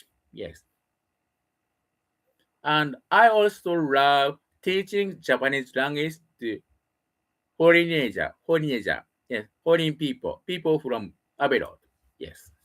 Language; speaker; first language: English; non-native, learner; Japanese